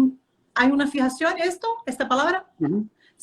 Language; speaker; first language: Spanish; non-native, fluent; Portuguese